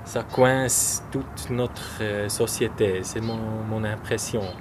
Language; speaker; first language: French; non-native, local second language; German